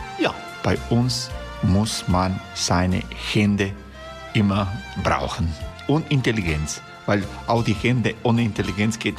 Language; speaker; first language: German; non-native, learner; Croatian